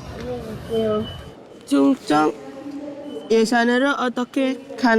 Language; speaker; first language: Korean; non-native, learner; Indonesian